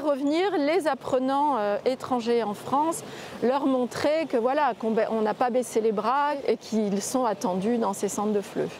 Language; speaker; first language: French; native; French